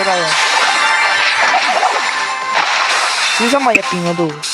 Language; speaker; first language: Chinese; early bilingual, heritage; Cantonese